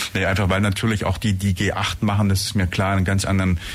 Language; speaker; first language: German; native; German